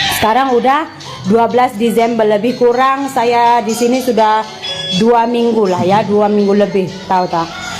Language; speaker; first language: Indonesian; native; Indonesian